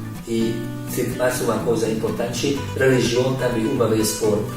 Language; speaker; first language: Portuguese; non-native, fluent; Hungarian